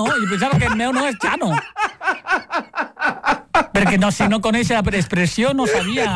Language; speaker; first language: Catalan; non-native, fluent; Chinese